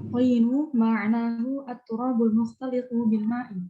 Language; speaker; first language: Arabic; non-native, learner; Indonesian